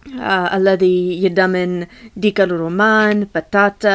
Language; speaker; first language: Arabic; non-native, learner; English